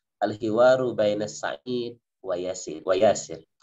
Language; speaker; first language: Arabic; non-native, fluent; Indonesian